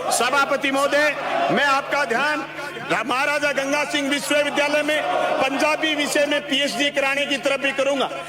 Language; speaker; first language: Hindi; native; Hindi